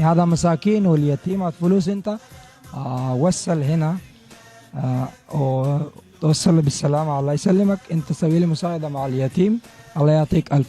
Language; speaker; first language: Arabic; non-native, learner; Pashto